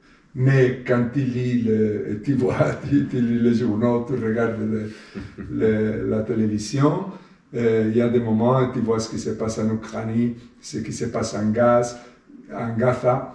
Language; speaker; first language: French; non-native, fluent; Spanish